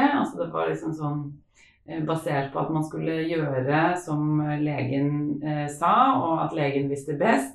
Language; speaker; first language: Norwegian; native; Norwegian